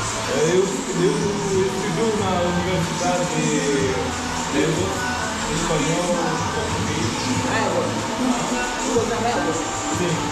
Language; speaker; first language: Portuguese; non-native, learner; French